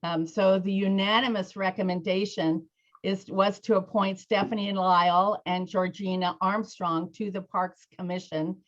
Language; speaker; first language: English; native; English